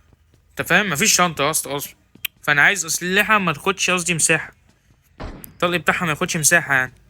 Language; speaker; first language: Arabic; native; Arabic